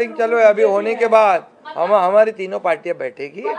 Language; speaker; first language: Hindi; non-native, local second language; Marathi